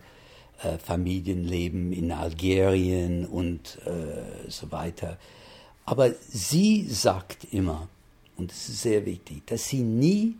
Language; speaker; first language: German; non-native, fluent; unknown